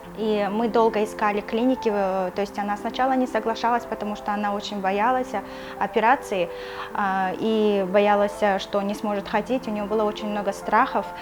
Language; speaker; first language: Russian; non-native, local second language; Kyrgyz